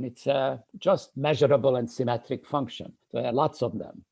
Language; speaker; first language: English; non-native, fluent; Hungarian